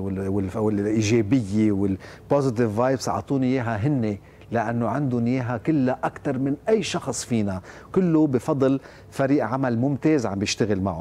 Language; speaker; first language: Arabic; native; Arabic